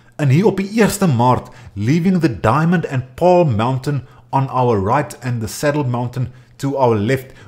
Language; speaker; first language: English; non-native, local second language; Afrikaans